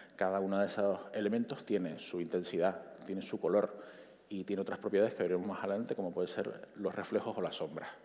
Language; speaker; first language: Spanish; native; Spanish